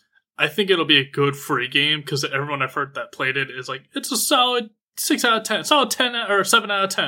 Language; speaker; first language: English; native; English